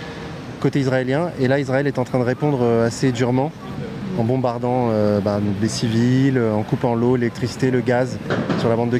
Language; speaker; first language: French; native; French